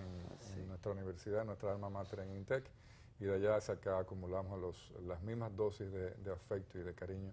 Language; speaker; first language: Spanish; native; Spanish